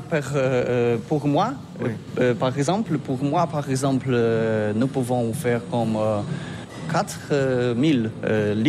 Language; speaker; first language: French; non-native, learner; Polish